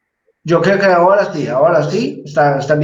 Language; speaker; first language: Spanish; non-native, fluent; Portuguese